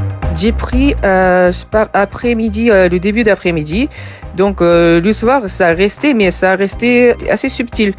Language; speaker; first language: French; non-native, fluent; Japanese